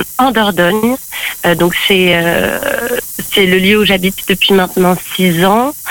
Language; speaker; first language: French; native; French